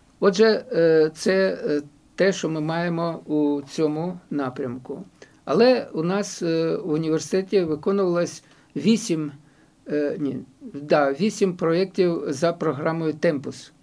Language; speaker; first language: Ukrainian; non-native, local second language; Russian